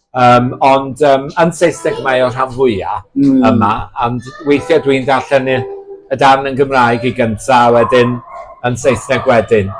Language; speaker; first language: Welsh; native; Welsh